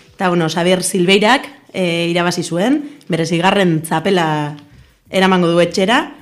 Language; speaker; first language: Basque; non-native, local second language; Spanish